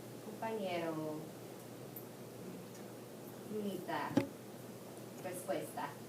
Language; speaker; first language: Spanish; non-native, fluent; English